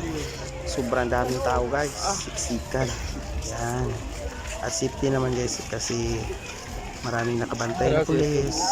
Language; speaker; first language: Filipino; non-native, local second language; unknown